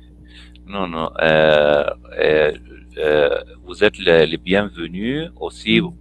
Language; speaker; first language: French; non-native, fluent; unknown